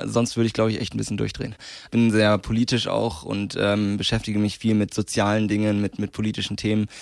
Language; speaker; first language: German; native; German